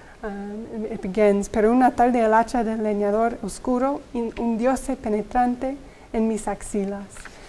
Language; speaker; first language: Spanish; non-native, fluent; English